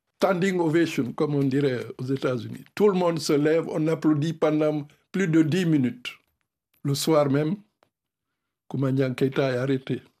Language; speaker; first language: French; non-native, local second language; Fula